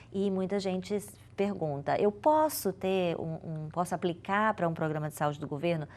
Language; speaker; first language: Portuguese; native; Portuguese